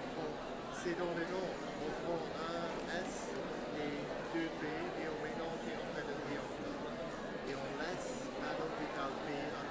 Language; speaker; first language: French; non-native, fluent; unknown